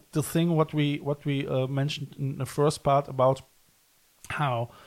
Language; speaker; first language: English; non-native, fluent; German